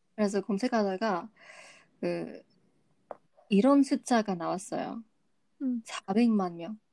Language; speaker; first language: Korean; non-native, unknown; Vietnamese